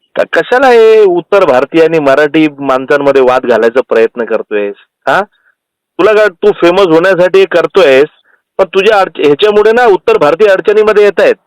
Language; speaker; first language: Marathi; non-native, local second language; Gujarati